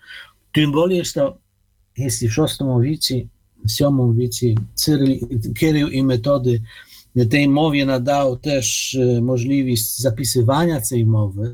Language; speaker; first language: Polish; non-native, learner; Ukrainian